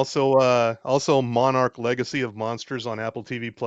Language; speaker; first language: English; native; English